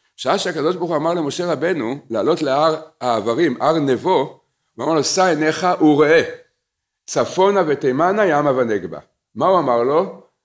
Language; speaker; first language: Hebrew; native; Hebrew